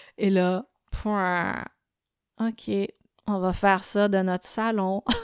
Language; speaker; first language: French; native; French